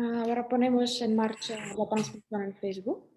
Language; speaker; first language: Spanish; non-native, fluent; Russian